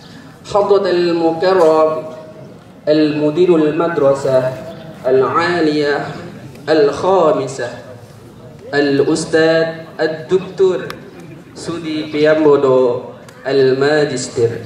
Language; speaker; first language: Arabic; non-native, learner; Indonesian